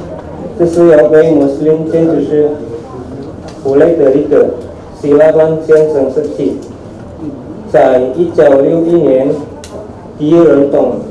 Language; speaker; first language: Chinese; non-native, learner; Indonesian